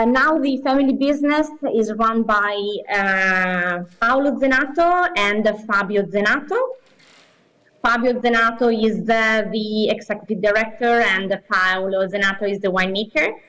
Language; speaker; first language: English; non-native, fluent; Italian